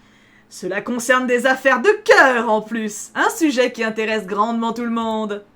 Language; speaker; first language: French; native; French